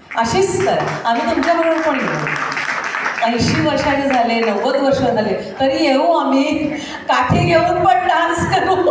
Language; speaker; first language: Marathi; non-native, local second language; Gujarati